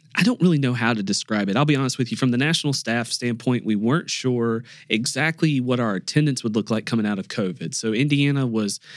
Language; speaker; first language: English; native; English